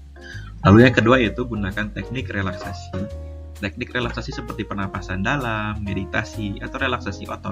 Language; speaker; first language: Indonesian; native; Indonesian